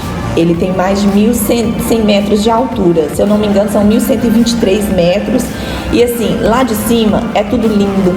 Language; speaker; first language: Portuguese; native; Portuguese